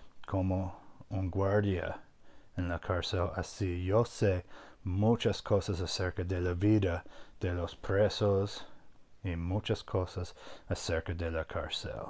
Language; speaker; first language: Spanish; non-native, fluent; English